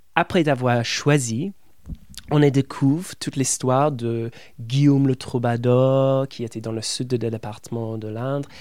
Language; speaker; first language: French; non-native, fluent; English